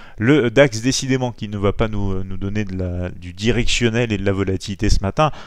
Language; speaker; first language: French; native; French